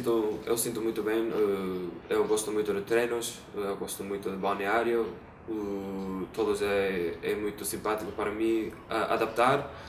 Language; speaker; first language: Portuguese; non-native, learner; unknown